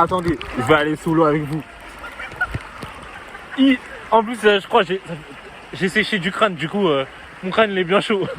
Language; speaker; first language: French; native; French